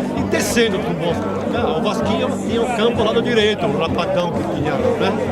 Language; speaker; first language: Portuguese; non-native, fluent; Italian